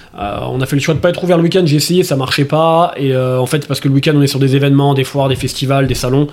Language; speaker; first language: French; native; French